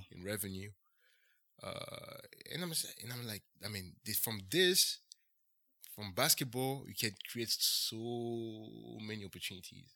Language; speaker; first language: English; early bilingual, heritage; French